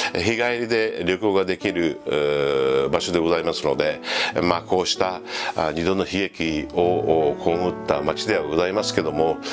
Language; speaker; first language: Japanese; native; Japanese